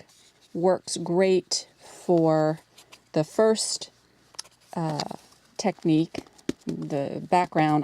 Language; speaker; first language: English; native; English